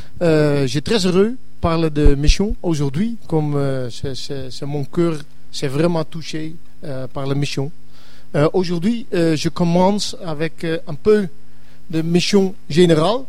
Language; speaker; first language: French; non-native, learner; English